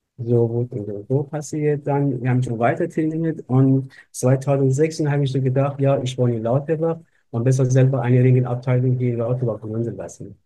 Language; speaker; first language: German; non-native, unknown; Persian